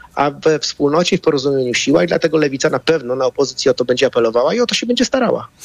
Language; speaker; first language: Polish; native; Polish